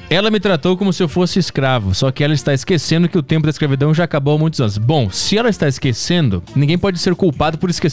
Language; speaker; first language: Portuguese; native; Portuguese